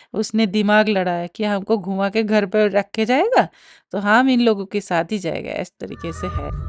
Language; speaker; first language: Hindi; non-native, local second language; Bangla